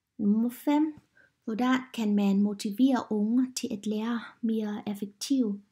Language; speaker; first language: Danish; non-native, learner; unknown